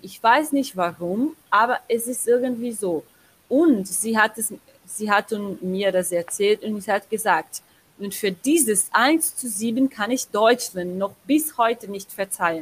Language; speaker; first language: German; non-native, learner; Portuguese